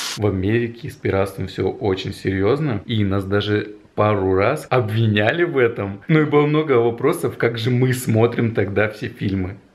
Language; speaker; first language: Russian; native; Russian